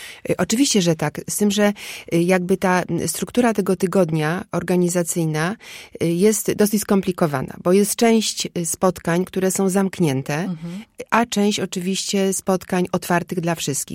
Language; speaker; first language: Polish; native; Polish